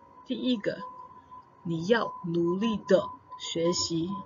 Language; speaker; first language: Chinese; non-native, fluent; English